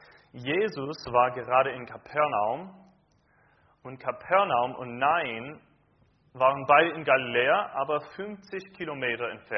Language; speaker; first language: German; non-native, fluent; English